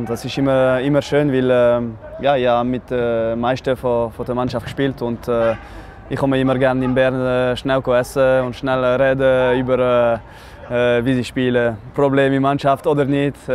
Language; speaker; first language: German; non-native, local second language; French